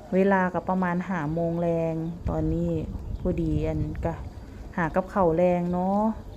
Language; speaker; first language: Thai; native; Thai